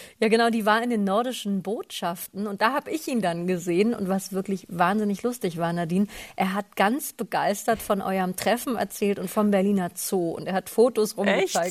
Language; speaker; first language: German; native; German